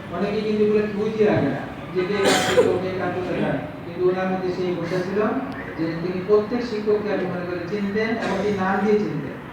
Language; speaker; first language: Bangla; native; Bangla